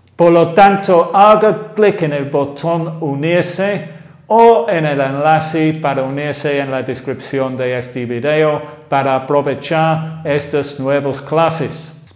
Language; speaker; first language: Spanish; non-native, fluent; English